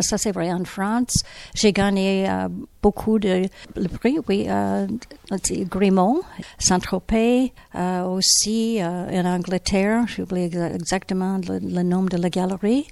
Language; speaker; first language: French; non-native, learner; English